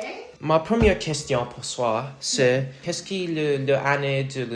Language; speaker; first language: French; non-native, learner; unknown